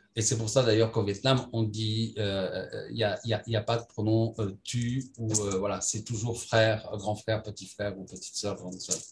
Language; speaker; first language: French; native; French